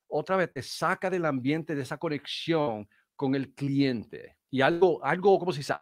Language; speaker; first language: Spanish; early bilingual, heritage; Spanish